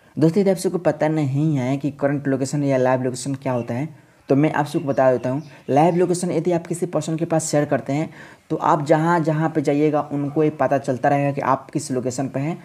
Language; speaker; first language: Hindi; native; Hindi